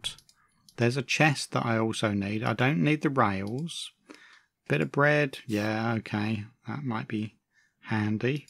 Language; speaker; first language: English; native; English